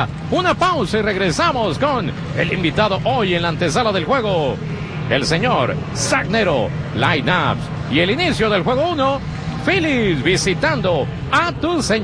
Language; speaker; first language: Spanish; native; Spanish